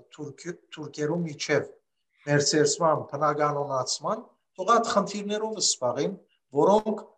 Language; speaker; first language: Armenian; early bilingual, other home language; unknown